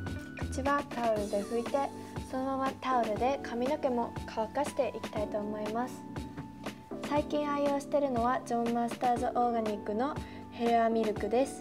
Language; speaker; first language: Japanese; early bilingual, heritage; Japanese